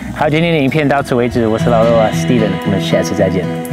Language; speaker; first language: Chinese; non-native, fluent; English